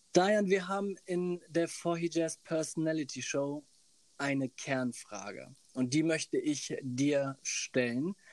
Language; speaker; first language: German; early bilingual, other home language; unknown